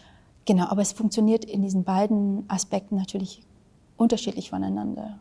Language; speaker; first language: German; early bilingual, other home language; Vietnamese